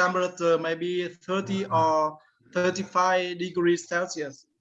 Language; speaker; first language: English; non-native, learner; Vietnamese